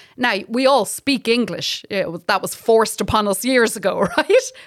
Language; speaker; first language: English; native; English